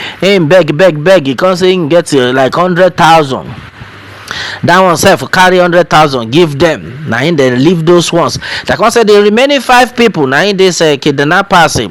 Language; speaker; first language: Nigerian Pidgin; non-native, local second language; Yoruba